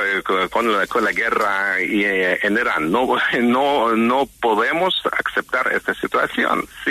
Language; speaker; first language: Spanish; non-native, fluent; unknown